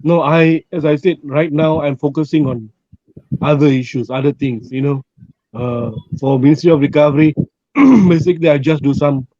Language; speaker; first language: English; non-native, local second language; Malay